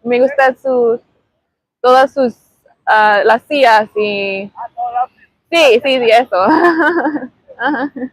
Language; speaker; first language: Spanish; non-native, learner; English